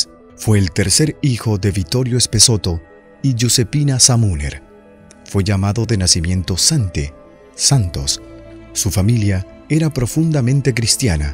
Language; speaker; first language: Spanish; native; Spanish